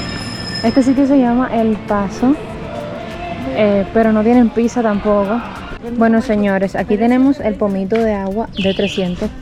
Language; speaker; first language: Spanish; native; Spanish